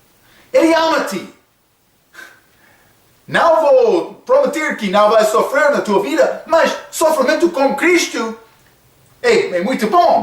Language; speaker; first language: Portuguese; non-native, fluent; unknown